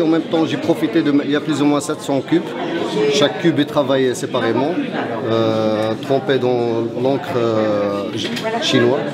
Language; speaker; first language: French; non-native, local second language; Arabic